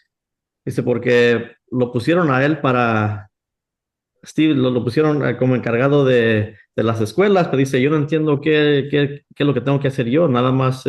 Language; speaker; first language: Spanish; early bilingual, heritage; Spanish